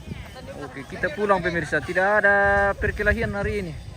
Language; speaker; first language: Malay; non-native, local second language; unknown